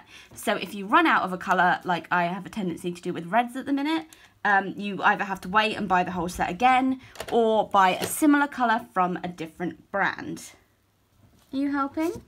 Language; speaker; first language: English; native; English